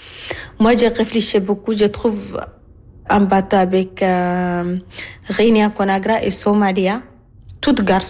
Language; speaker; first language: French; non-native, learner; Arabic